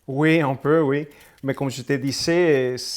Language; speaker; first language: French; non-native, fluent; Spanish